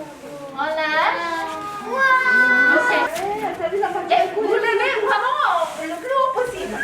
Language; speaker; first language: French; non-native, fluent; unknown